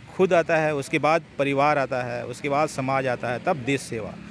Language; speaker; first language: Hindi; native; Hindi